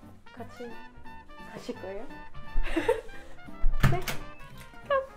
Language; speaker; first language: Korean; non-native, fluent; Thai